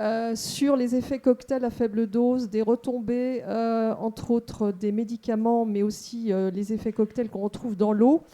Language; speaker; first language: French; native; French